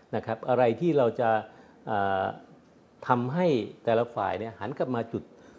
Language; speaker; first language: Thai; native; Thai